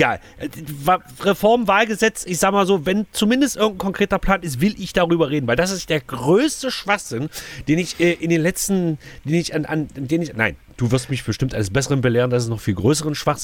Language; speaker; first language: German; native; German